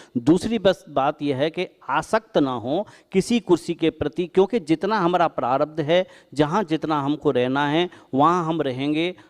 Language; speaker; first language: Hindi; native; Hindi